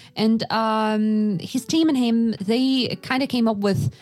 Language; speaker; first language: English; non-native, fluent; Russian